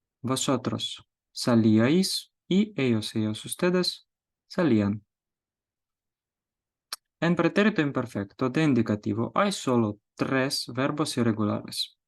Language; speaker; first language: Spanish; non-native, fluent; Ukrainian